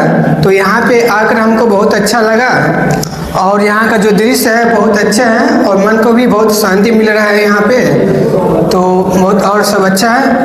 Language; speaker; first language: Hindi; non-native, local second language; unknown